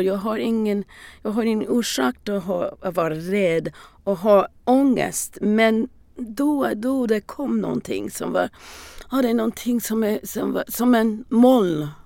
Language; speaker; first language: Swedish; non-native, learner; English